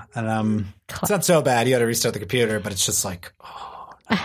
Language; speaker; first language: English; native; English